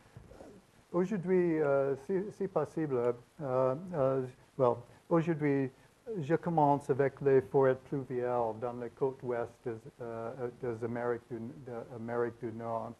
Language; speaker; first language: French; non-native, learner; English